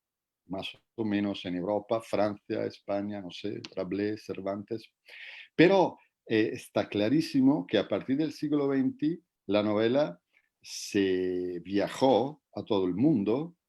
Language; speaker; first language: Spanish; non-native, fluent; Italian